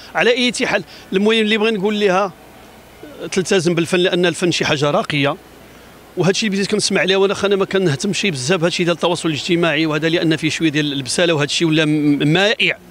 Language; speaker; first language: Arabic; native; Arabic